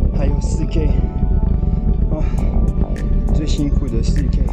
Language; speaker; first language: Chinese; non-native, fluent; French